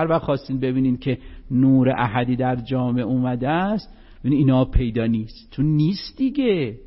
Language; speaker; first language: Persian; non-native, local second language; Azerbaijani